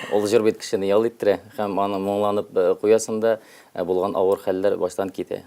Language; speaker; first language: Tatar; early bilingual, heritage; Tatar